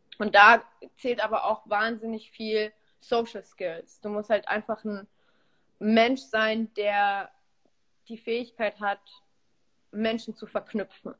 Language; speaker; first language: German; early bilingual, other home language; Polish